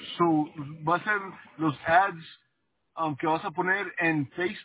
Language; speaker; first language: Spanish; early bilingual, heritage; Spanish